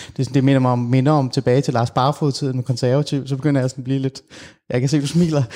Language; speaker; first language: Danish; early bilingual, other home language; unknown